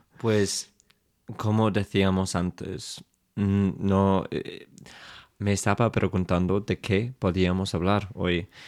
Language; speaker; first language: Spanish; non-native, fluent; English